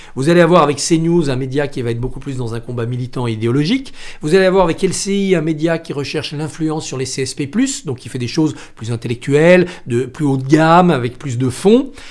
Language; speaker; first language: French; native; French